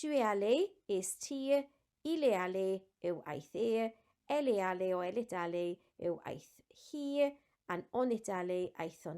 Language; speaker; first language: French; non-native, fluent; Welsh